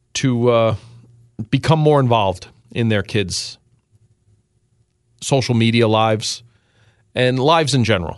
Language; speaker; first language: English; native; English